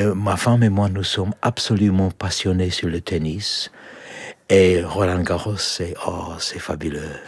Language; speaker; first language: French; non-native, fluent; English